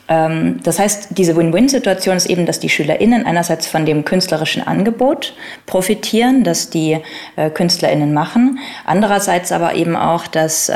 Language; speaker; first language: German; native; German